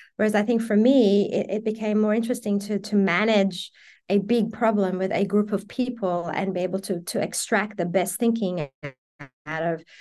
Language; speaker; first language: English; early bilingual, other home language; Persian